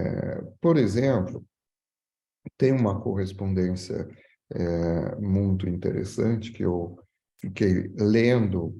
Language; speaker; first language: Portuguese; non-native, fluent; French